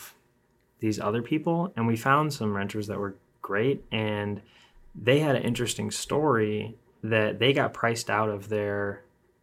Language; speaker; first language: English; native; English